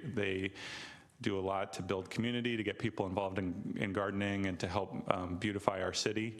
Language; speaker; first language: English; native; English